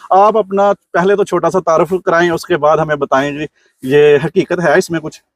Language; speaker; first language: Urdu; non-native, local second language; Punjabi